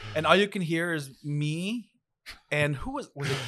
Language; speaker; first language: English; early bilingual, other home language; Spanish